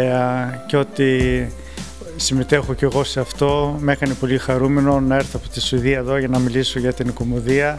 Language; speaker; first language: Greek; early bilingual, heritage; Greek